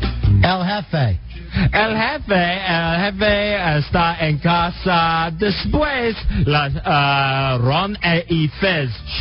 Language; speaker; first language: Spanish; non-native, learner; English